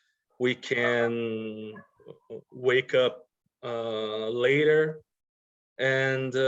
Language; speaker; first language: English; non-native, learner; Portuguese